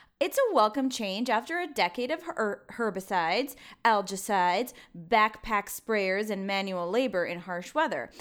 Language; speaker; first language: English; early bilingual, other home language; Spanish